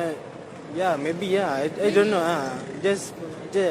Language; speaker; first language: English; non-native, learner; Malay